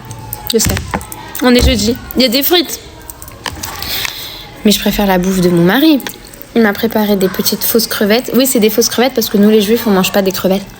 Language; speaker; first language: French; native; French